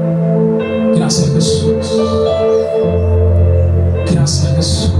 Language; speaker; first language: Spanish; native; Spanish